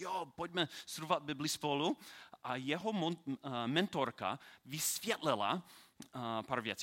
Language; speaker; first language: Czech; non-native, learner; English